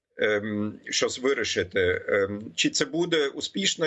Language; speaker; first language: Ukrainian; non-native, fluent; German